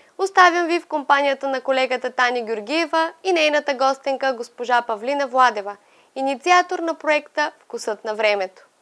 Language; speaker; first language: Bulgarian; native; Bulgarian